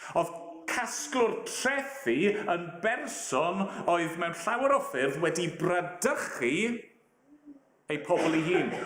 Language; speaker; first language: Welsh; native; Welsh